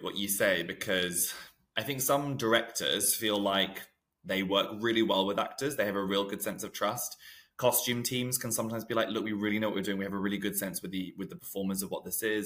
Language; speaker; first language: English; native; English